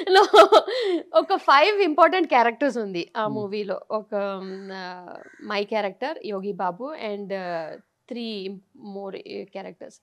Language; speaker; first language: Telugu; non-native, fluent; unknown